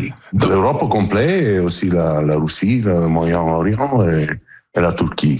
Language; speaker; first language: French; non-native, learner; Italian